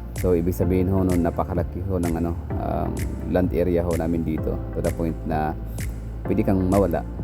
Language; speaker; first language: Filipino; non-native, local second language; Cebuano